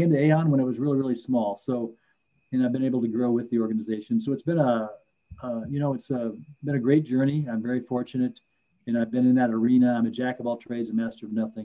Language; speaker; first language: English; native; English